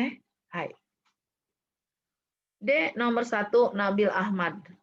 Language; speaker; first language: Indonesian; native; Indonesian